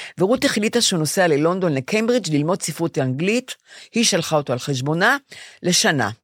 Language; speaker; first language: Hebrew; native; Hebrew